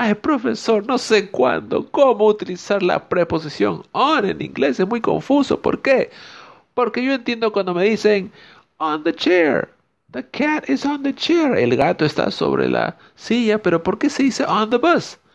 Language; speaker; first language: Spanish; native; Spanish